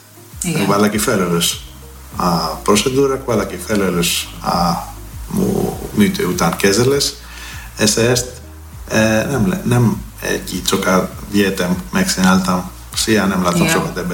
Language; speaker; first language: Hungarian; non-native, fluent; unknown